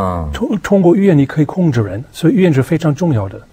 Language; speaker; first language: Chinese; non-native, fluent; German